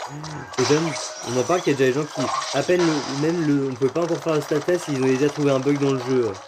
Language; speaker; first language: French; native; French